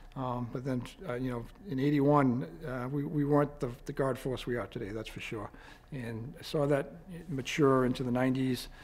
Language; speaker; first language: English; native; English